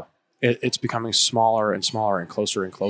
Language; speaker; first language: English; native; English